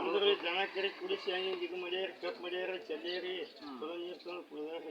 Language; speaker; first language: Kannada; native; Kannada